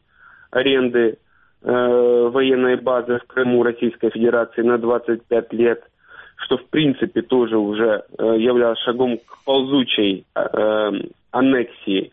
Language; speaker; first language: Russian; native; Russian